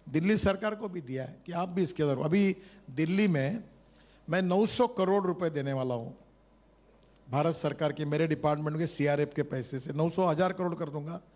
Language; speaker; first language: Hindi; non-native, local second language; Marathi